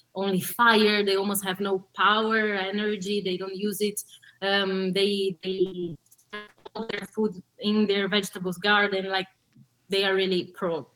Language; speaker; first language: English; early bilingual, other home language; Portuguese